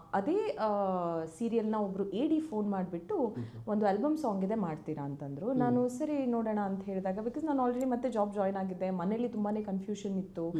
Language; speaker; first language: Kannada; native; Kannada